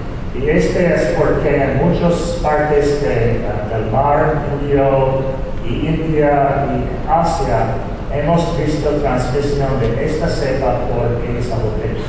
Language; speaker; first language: Spanish; non-native, fluent; English